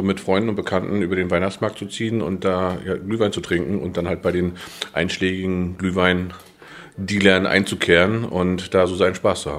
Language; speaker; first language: German; native; German